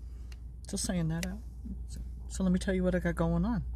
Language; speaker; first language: English; native; English